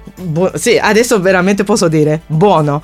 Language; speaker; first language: Italian; non-native, fluent; Japanese